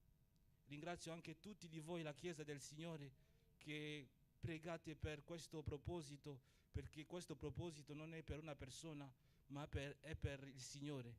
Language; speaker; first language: Italian; non-native, fluent; Portuguese